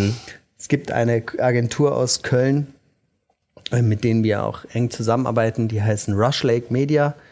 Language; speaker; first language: German; native; German